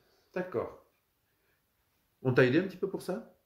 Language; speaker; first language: French; native; French